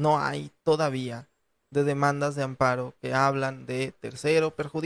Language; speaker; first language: Spanish; native; Spanish